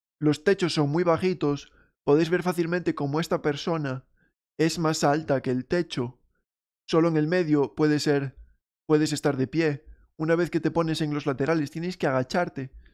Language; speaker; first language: Spanish; native; Spanish